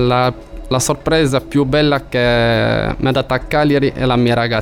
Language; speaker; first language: Italian; non-native, learner; Arabic